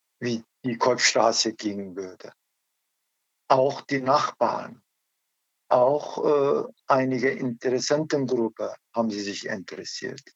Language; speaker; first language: German; non-native, learner; Turkish